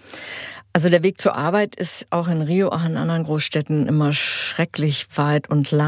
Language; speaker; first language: German; early bilingual, heritage; German